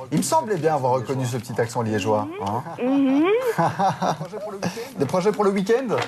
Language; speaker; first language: French; native; French